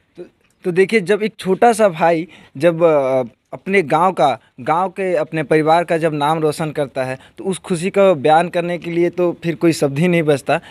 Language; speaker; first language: Hindi; native; Hindi